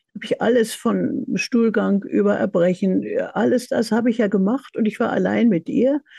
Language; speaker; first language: German; native; German